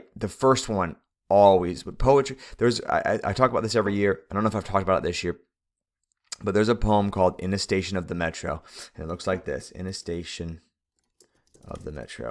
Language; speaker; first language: English; native; English